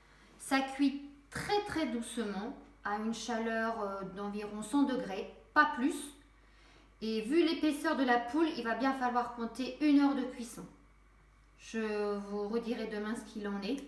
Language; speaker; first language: French; native; French